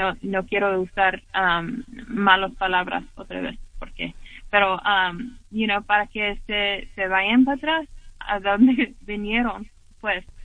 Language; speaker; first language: Spanish; early bilingual, heritage; English